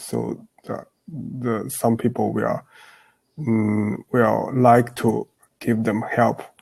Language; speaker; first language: English; non-native, learner; Chinese